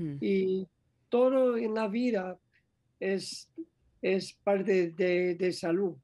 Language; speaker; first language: Spanish; non-native, learner; English